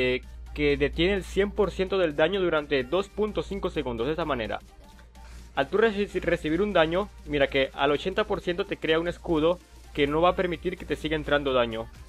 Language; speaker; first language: Spanish; native; Spanish